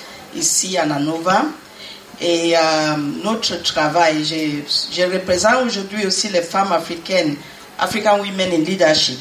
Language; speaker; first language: French; non-native, learner; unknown